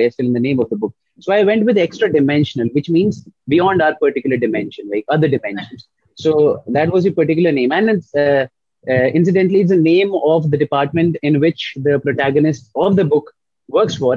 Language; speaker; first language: English; non-native, local second language; Hindi